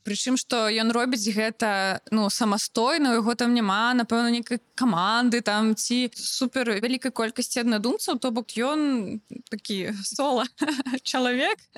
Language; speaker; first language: Belarusian; non-native, local second language; Russian